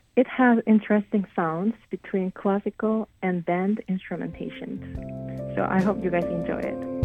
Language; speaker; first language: English; non-native, fluent; Korean